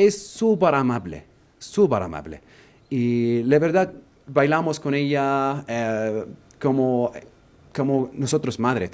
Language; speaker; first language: Spanish; non-native, learner; Arabic